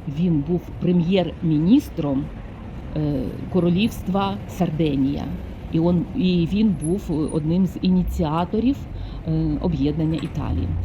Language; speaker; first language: Ukrainian; native; Ukrainian